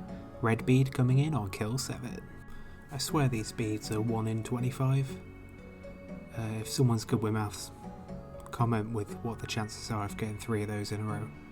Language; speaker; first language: English; native; English